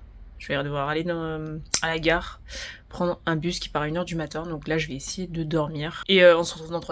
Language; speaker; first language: French; native; French